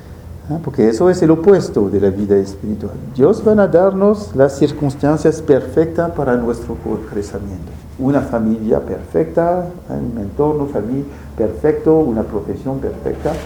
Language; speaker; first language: Spanish; non-native, fluent; French